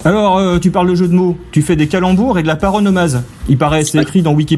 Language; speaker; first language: French; native; French